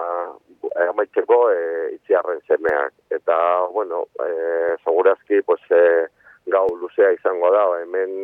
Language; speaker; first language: Basque; non-native, local second language; Spanish